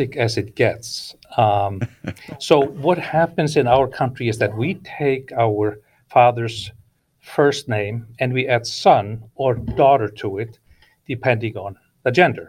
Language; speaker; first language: English; non-native, fluent; Icelandic